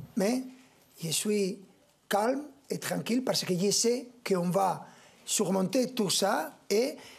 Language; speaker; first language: French; non-native, fluent; Spanish